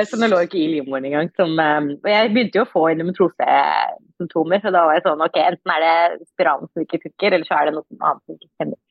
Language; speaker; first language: Norwegian; early bilingual, other home language; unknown